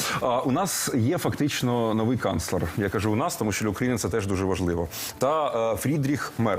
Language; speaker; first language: Ukrainian; native; Ukrainian